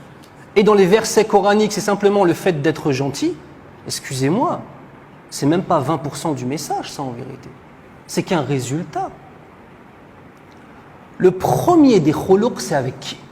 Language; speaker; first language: French; native; French